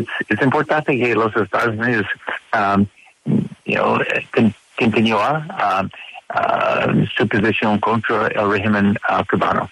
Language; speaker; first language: Spanish; non-native, learner; English